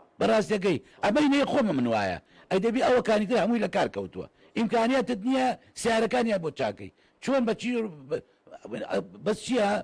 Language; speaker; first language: Central Kurdish; native; Central Kurdish